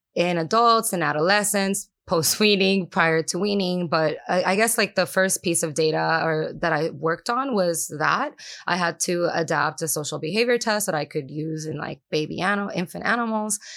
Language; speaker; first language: English; non-native, fluent; Spanish